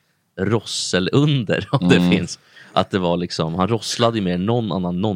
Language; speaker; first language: Swedish; native; Swedish